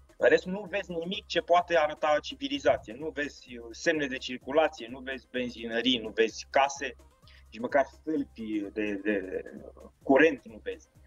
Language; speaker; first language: Romanian; native; Romanian